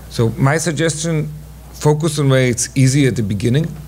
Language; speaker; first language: English; non-native, fluent; Hebrew